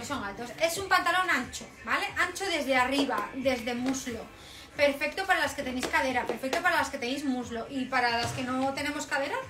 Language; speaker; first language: Spanish; native; Spanish